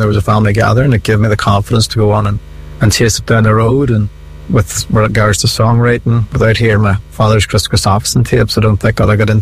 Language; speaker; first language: English; native; English